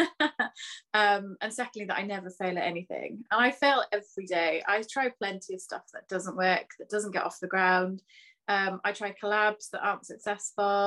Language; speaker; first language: English; native; English